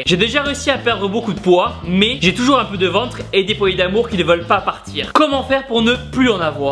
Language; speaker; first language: French; native; French